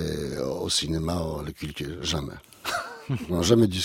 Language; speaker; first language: French; non-native, learner; Polish